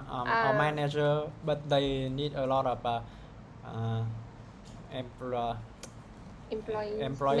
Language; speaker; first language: English; non-native, learner; Vietnamese